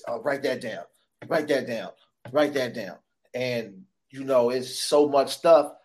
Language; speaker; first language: English; native; English